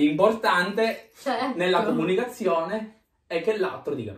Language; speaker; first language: Italian; native; Italian